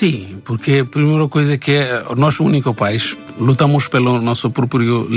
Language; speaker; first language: Portuguese; non-native, learner; Bangla